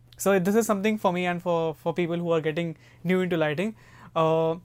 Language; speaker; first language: English; non-native, local second language; Hindi